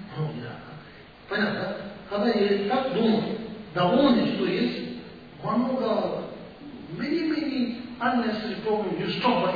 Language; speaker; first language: Russian; non-native, learner; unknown